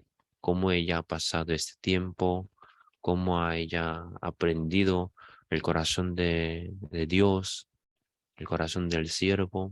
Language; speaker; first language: Spanish; non-native, fluent; Korean